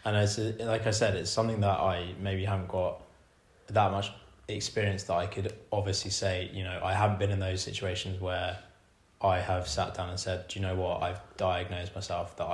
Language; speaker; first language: English; native; English